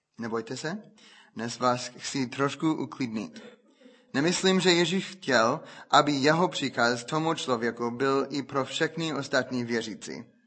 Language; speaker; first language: Czech; non-native, fluent; English